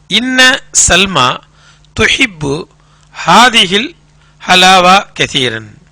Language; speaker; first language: Arabic; non-native, fluent; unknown